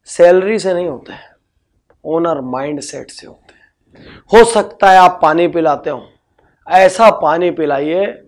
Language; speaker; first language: Hindi; native; Hindi